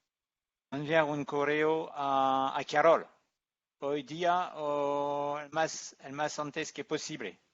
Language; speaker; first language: Spanish; non-native, learner; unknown